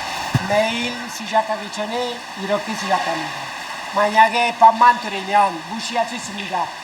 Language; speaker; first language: Korean; non-native, fluent; Italian